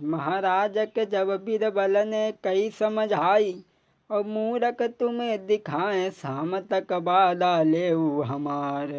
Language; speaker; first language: Hindi; native; Hindi